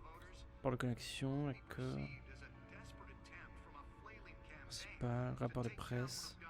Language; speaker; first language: French; native; French